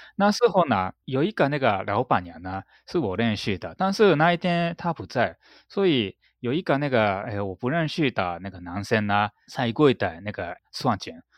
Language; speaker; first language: Chinese; non-native, fluent; Japanese